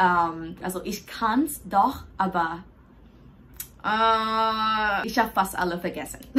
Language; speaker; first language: German; non-native, learner; Thai